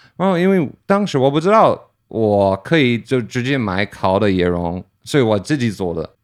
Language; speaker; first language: Chinese; non-native, fluent; English